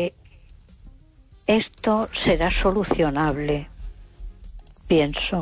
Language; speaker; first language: Spanish; native; Spanish